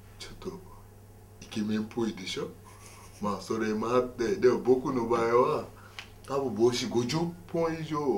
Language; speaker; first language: Japanese; non-native, fluent; Yoruba